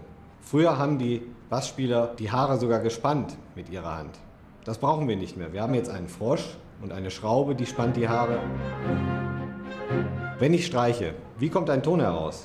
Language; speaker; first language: German; native; German